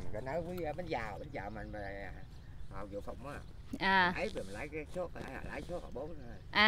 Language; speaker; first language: Vietnamese; native; Vietnamese